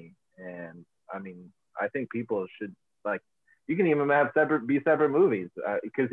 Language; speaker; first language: English; native; English